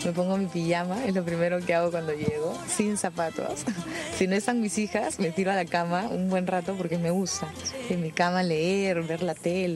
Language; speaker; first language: Spanish; native; Spanish